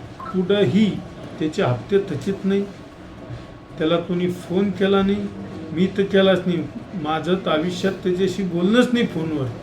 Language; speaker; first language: Marathi; native; Marathi